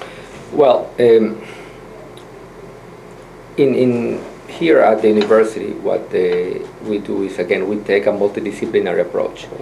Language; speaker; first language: English; non-native, fluent; Spanish